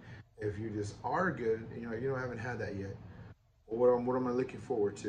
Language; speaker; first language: English; native; English